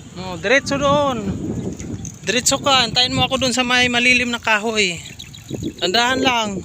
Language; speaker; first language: Filipino; non-native, local second language; Cebuano